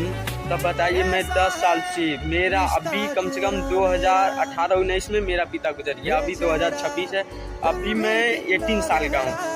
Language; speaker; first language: Hindi; non-native, local second language; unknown